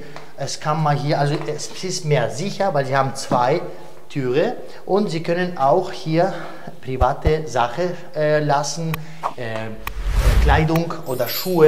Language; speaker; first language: German; non-native, fluent; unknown